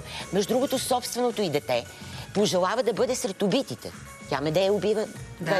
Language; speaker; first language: Bulgarian; native; Bulgarian